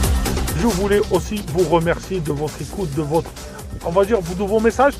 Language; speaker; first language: French; non-native, local second language; Arabic